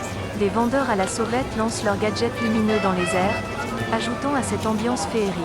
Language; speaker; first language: French; native; French